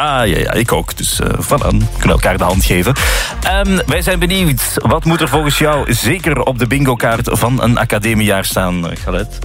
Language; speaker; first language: Dutch; native; Dutch